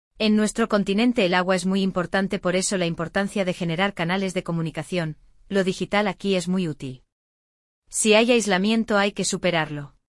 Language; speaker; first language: Spanish; native; Spanish